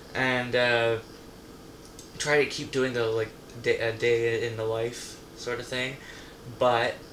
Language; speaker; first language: English; native; English